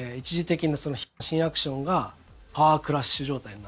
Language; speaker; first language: Japanese; native; Japanese